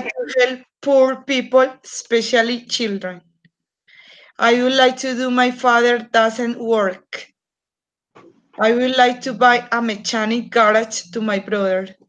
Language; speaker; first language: English; non-native, learner; Spanish